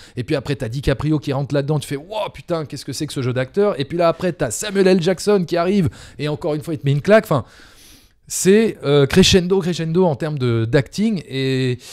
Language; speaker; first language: French; native; French